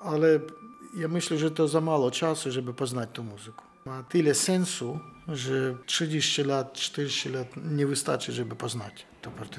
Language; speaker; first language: Polish; non-native, learner; Ukrainian